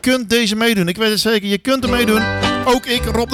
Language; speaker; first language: Dutch; native; Dutch